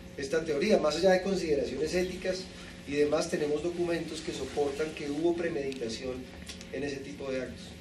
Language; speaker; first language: Spanish; native; Spanish